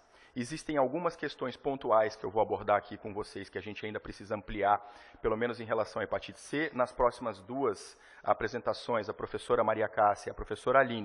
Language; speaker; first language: Portuguese; native; Portuguese